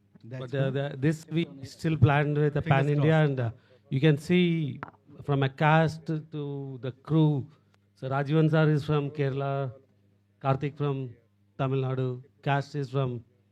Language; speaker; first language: English; non-native, local second language; Telugu